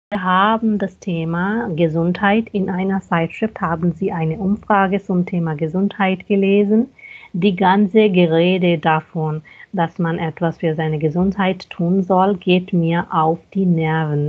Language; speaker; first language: German; non-native, fluent; Hindi